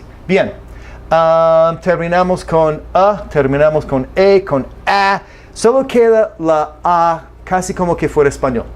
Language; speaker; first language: Spanish; non-native, fluent; English